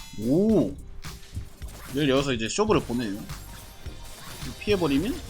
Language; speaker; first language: Korean; native; Korean